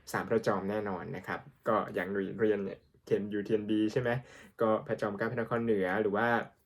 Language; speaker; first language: Thai; native; Thai